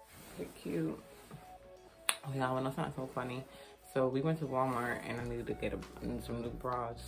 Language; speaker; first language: English; native; English